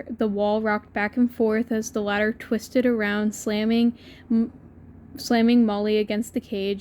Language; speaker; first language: English; native; English